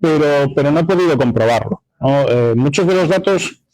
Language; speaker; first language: Spanish; non-native, local second language; Galician